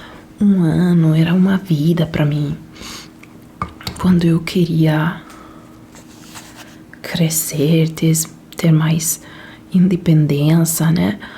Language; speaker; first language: Portuguese; non-native, fluent; Italian